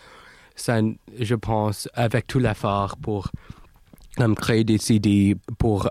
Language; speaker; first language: French; non-native, fluent; English